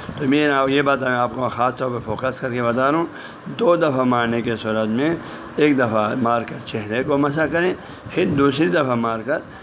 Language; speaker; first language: Urdu; non-native, local second language; Balti